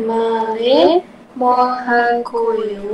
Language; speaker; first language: Korean; non-native, learner; Indonesian